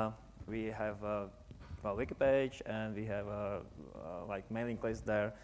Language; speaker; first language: English; non-native, fluent; Czech